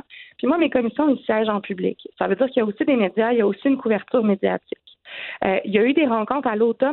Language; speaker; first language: French; native; French